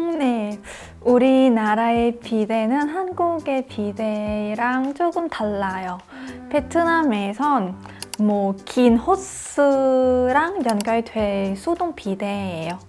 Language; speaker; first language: Korean; non-native, learner; Vietnamese